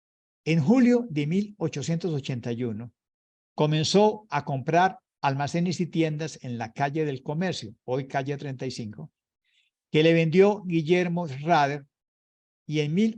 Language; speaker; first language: Spanish; native; Spanish